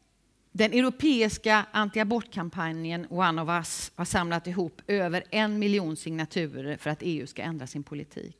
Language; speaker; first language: Swedish; native; Swedish